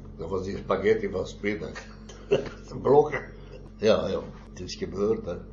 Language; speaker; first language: Dutch; non-native, fluent; Italian